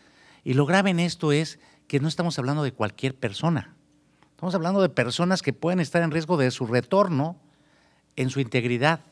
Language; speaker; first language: Spanish; native; Spanish